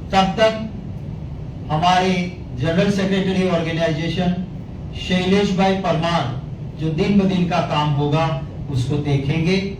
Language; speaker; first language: Hindi; non-native, local second language; Gujarati